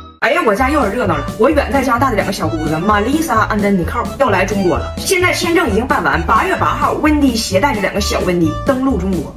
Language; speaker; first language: Chinese; native; Chinese